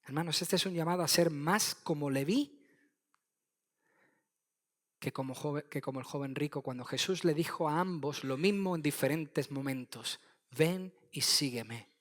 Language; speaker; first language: Spanish; native; Spanish